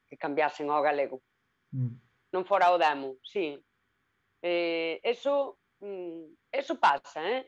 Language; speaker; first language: Galician; native; Galician